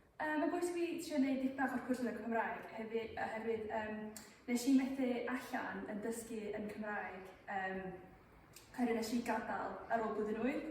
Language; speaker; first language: Welsh; non-native, local second language; English